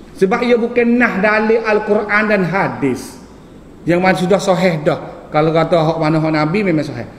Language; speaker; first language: Malay; native; Malay